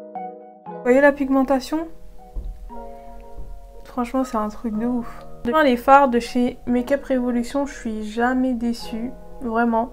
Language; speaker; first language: French; native; French